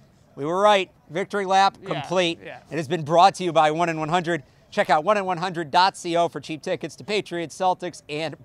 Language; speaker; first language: English; native; English